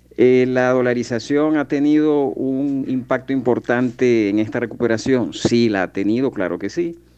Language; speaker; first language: Spanish; native; Spanish